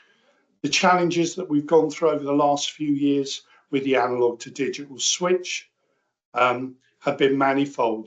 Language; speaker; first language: English; native; English